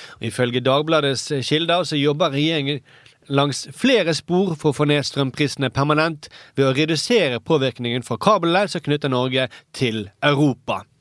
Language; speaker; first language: Norwegian; native; Norwegian